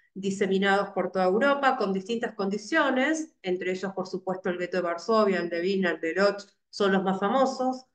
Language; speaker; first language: Spanish; native; Spanish